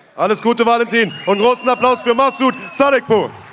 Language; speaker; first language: German; native; German